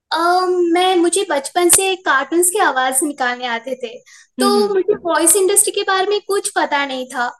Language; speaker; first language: Hindi; non-native, local second language; Marathi